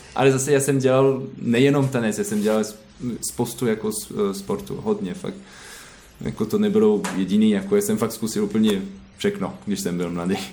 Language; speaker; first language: Czech; non-native, learner; French